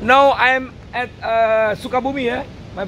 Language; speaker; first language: English; non-native, learner; Indonesian